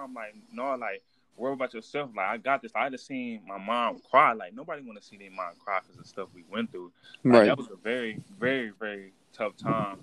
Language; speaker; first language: English; native; English